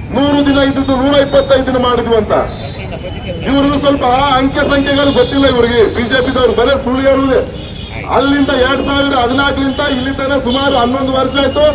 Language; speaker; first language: Kannada; native; Kannada